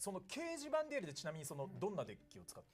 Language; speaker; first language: Japanese; native; Japanese